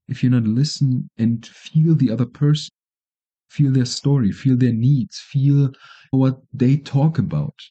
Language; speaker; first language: English; non-native, fluent; German